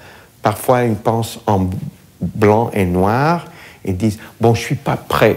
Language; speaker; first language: French; non-native, fluent; English